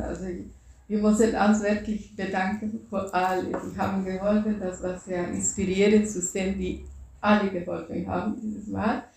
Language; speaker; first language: German; non-native, fluent; Spanish